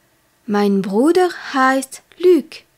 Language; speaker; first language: German; non-native, fluent; French